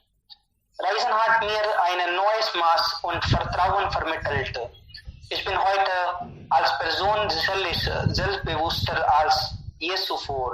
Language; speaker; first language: German; non-native, learner; Hindi